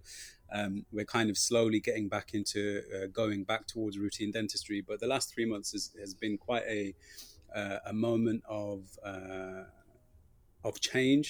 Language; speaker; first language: English; native; English